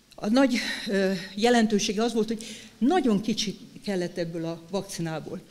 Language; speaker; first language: Hungarian; native; Hungarian